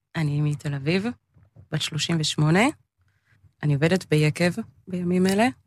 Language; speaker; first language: Hebrew; early bilingual, other home language; English